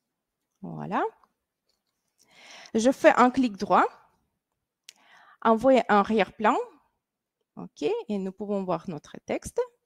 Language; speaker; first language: French; non-native, fluent; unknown